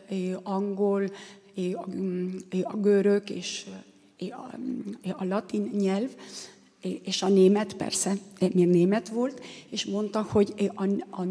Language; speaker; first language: Hungarian; non-native, learner; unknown